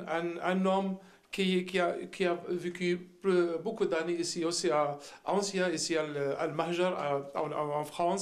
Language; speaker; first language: French; non-native, local second language; Arabic